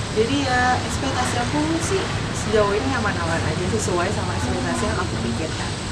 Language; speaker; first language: Indonesian; native; Indonesian